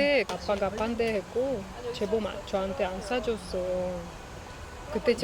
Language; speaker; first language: Korean; non-native, learner; Russian